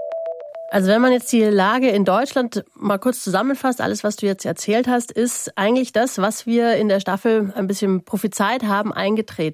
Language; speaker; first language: German; native; German